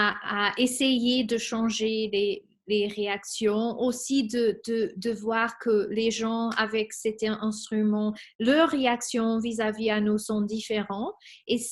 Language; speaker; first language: French; non-native, fluent; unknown